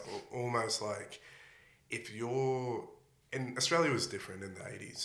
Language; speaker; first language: English; native; English